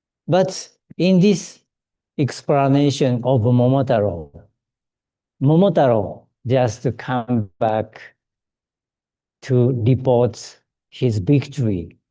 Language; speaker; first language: English; non-native, learner; Japanese